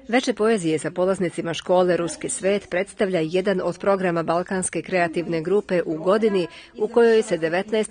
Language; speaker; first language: Serbian; native; Serbian